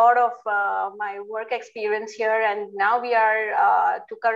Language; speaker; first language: English; non-native, local second language; Hindi